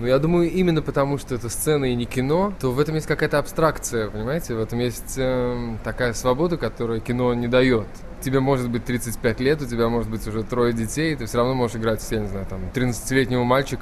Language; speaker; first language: Russian; native; Russian